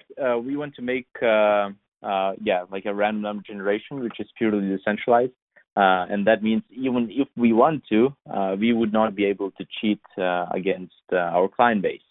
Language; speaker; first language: English; non-native, fluent; Lithuanian